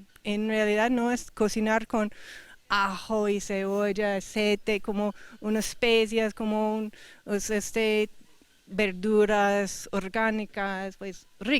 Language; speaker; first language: Spanish; non-native, fluent; English